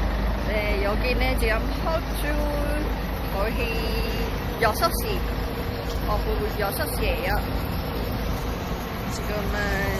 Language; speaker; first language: Korean; non-native, fluent; Cantonese